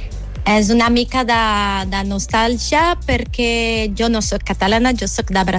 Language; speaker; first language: Catalan; non-native, fluent; Portuguese